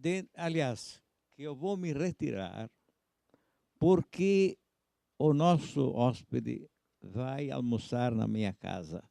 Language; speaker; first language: Portuguese; non-native, fluent; Italian